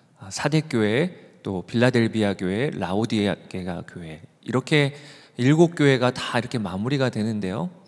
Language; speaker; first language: Korean; native; Korean